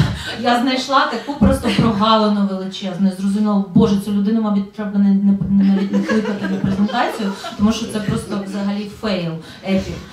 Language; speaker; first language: Ukrainian; native; Ukrainian